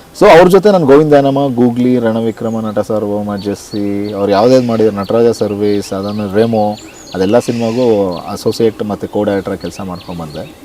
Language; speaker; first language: Kannada; native; Kannada